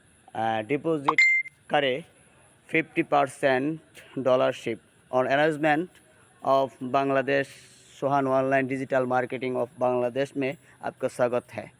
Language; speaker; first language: Hindi; non-native, learner; Bangla